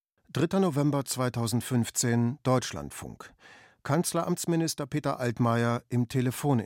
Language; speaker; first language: German; native; German